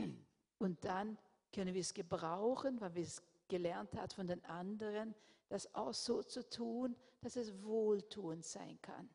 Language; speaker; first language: German; non-native, fluent; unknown